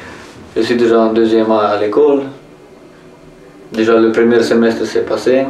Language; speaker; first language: French; non-native, learner; Romanian